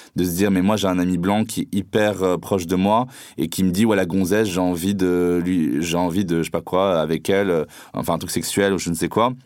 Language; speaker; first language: French; non-native, local second language; Arabic